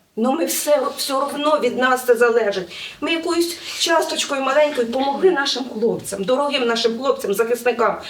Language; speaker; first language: Ukrainian; native; Ukrainian